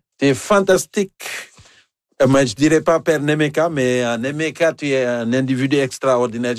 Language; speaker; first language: French; native; French